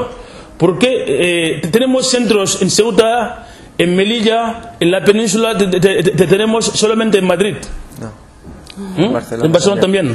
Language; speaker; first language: Spanish; non-native, local second language; Wolof